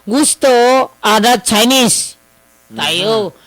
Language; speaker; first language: Filipino; non-native, learner; Chinese